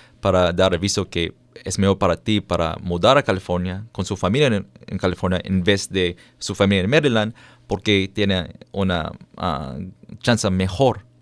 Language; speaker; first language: Spanish; non-native, fluent; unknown